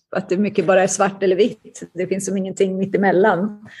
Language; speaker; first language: Swedish; native; Swedish